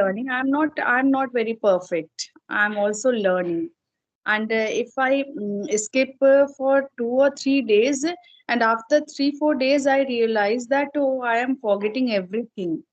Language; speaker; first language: English; non-native, fluent; Hindi